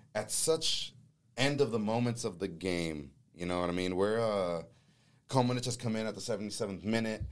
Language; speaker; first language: English; native; English